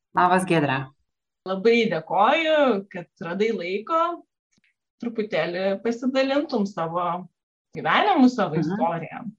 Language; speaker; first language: Lithuanian; native; Lithuanian